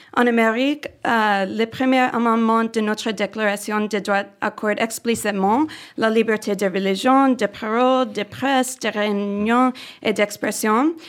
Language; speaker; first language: French; non-native, fluent; English